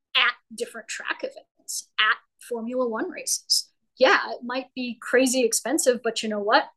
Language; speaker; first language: English; native; English